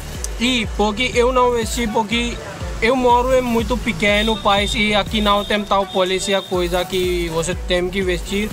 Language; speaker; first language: Portuguese; non-native, learner; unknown